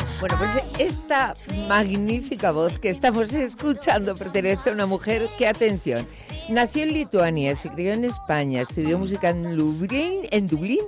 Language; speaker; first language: Spanish; native; Spanish